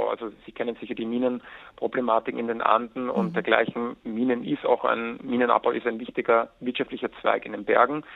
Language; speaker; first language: German; native; German